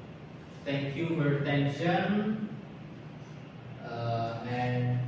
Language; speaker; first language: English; non-native, learner; Indonesian